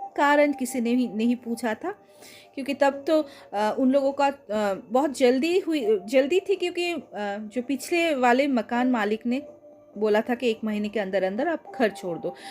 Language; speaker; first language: Hindi; non-native, local second language; Bangla